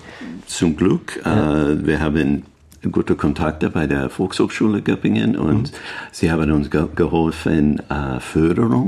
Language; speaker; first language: German; non-native, learner; English